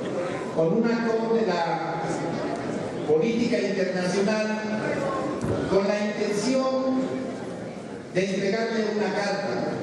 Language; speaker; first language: Spanish; native; Spanish